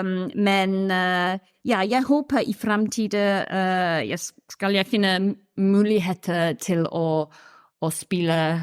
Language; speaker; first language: Norwegian; non-native, fluent; English